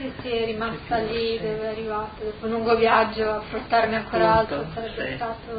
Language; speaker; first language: Italian; native; Italian